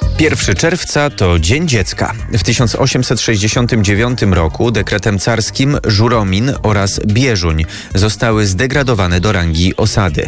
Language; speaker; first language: Polish; native; Polish